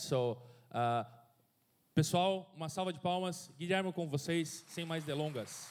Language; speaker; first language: Portuguese; native; Portuguese